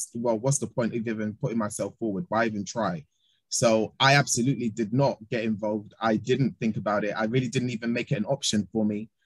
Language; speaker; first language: English; native; English